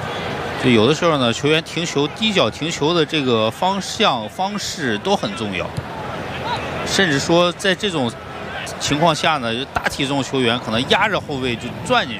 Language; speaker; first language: Chinese; native; Chinese